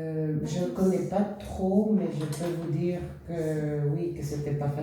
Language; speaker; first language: French; non-native, fluent; Spanish